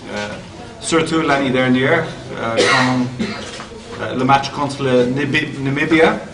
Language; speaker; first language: French; non-native, learner; English